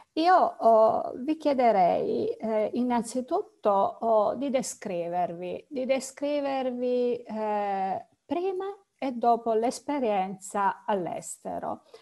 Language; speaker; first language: Italian; native; Italian